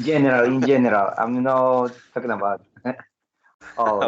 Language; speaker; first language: English; non-native, learner; Spanish